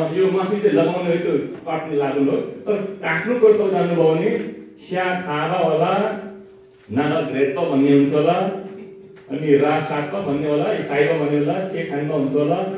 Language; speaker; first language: Nepali; non-native, local second language; Eastern Tamang